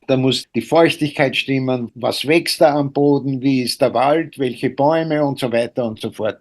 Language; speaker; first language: German; native; German